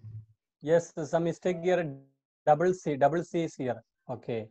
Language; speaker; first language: English; non-native, local second language; Hindi